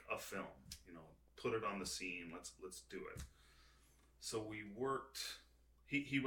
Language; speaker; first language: English; native; English